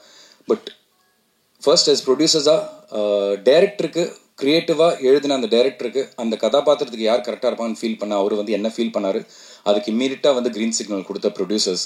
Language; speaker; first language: Tamil; native; Tamil